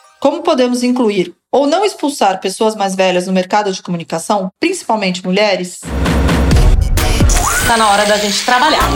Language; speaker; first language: Portuguese; native; Portuguese